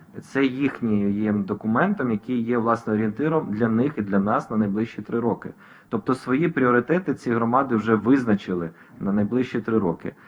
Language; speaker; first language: Ukrainian; native; Ukrainian